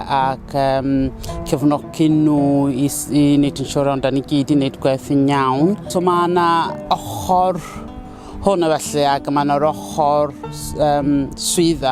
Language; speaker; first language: Welsh; non-native, learner; Southern Sotho